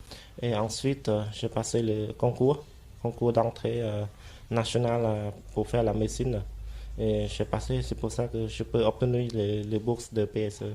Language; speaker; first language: French; non-native, fluent; Khmer